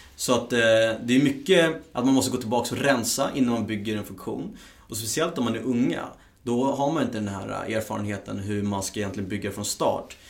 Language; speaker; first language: Swedish; early bilingual, other home language; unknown